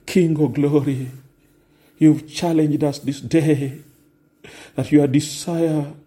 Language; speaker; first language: English; non-native, local second language; Swahili